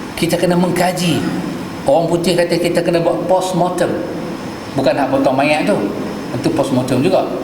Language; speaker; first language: Malay; native; Malay